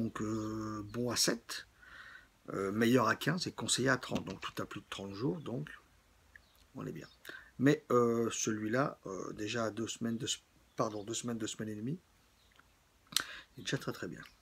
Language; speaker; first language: French; native; French